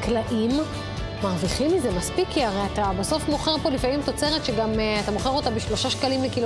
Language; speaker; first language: Hebrew; native; Hebrew